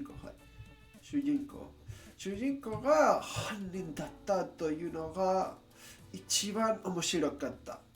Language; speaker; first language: Japanese; non-native, learner; English